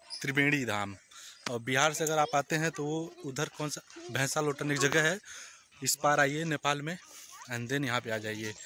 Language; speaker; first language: Hindi; native; Hindi